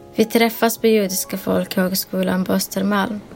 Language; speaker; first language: Swedish; early bilingual, other home language; Somali